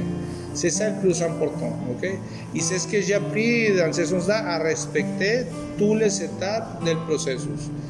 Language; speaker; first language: French; non-native, fluent; Spanish